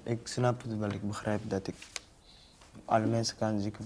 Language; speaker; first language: Dutch; non-native, learner; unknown